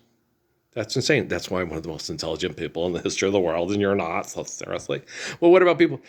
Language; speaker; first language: English; native; English